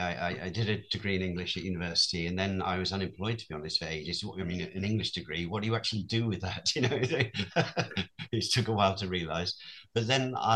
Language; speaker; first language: English; native; English